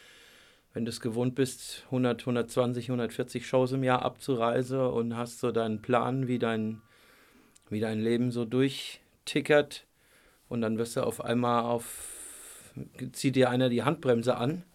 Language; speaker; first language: German; native; German